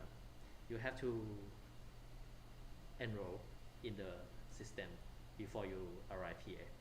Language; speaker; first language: English; non-native, fluent; Thai